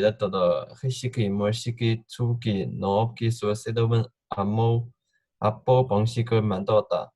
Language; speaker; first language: Korean; non-native, fluent; Chinese